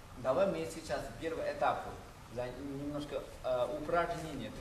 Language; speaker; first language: Russian; non-native, learner; Chinese